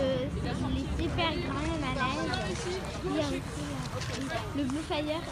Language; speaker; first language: French; native; French